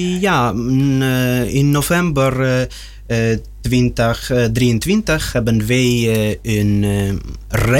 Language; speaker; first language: Dutch; non-native, learner; Russian